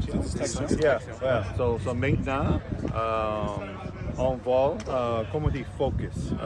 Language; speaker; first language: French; non-native, learner; English